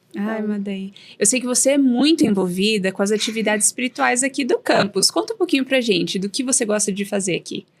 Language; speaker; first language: Portuguese; native; Portuguese